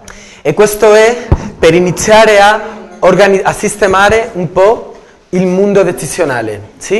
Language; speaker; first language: Italian; non-native, learner; Spanish